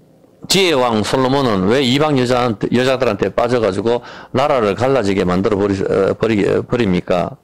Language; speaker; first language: Korean; native; Korean